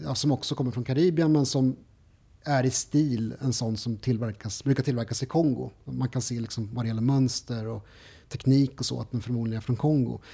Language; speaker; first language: Swedish; native; Swedish